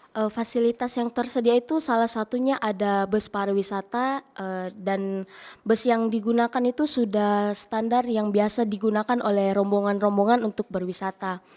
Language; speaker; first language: Indonesian; native; Indonesian